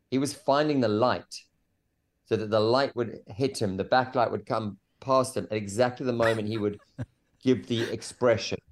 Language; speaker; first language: English; native; English